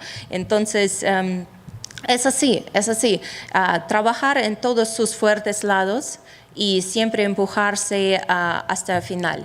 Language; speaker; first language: Spanish; non-native, fluent; Russian